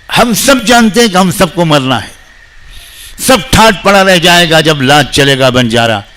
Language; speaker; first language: Urdu; native; Urdu